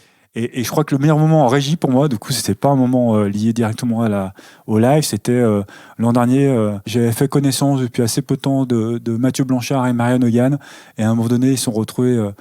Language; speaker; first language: French; native; French